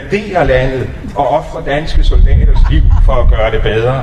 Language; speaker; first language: Danish; native; Danish